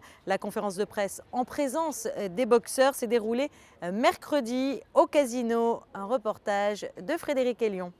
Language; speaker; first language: French; native; French